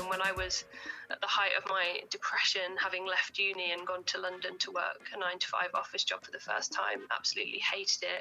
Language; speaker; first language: English; native; English